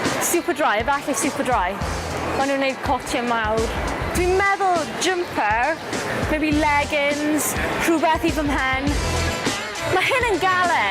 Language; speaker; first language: Welsh; non-native, local second language; English